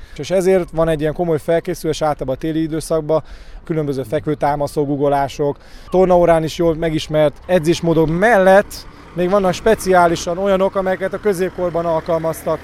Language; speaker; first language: Hungarian; native; Hungarian